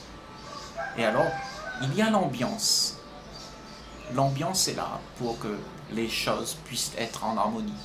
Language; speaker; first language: French; native; French